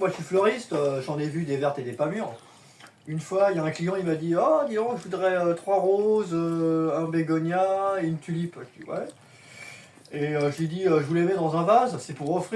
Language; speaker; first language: French; native; French